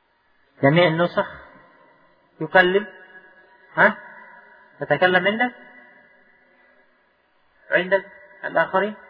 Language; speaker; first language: Arabic; non-native, fluent; Indonesian